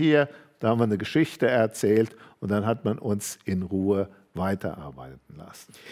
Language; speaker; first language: German; native; German